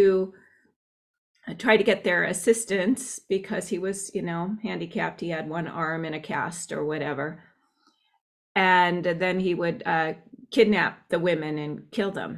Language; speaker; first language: English; native; English